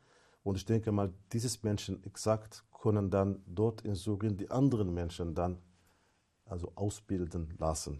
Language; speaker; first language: German; non-native, fluent; Arabic